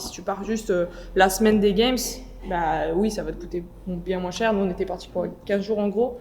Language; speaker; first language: French; native; French